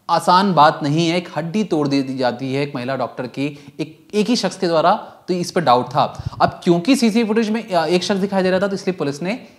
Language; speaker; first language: Hindi; native; Hindi